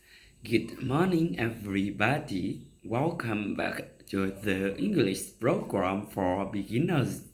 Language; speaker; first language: English; non-native, learner; Vietnamese